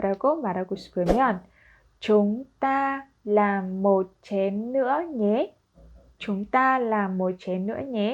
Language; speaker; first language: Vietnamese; non-native, fluent; Korean